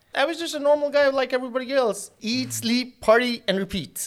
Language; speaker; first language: English; non-native, local second language; Urdu